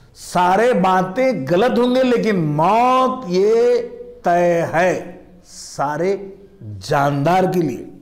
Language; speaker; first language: Hindi; non-native, local second language; Marathi